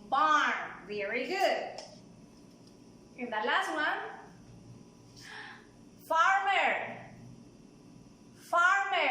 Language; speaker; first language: English; non-native, fluent; Spanish